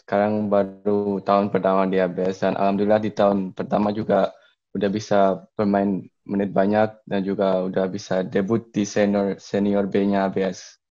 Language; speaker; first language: Indonesian; early bilingual, heritage; Indonesian